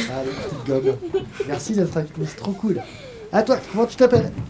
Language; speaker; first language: French; native; French